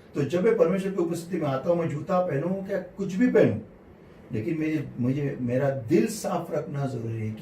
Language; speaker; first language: Hindi; non-native, local second language; Marathi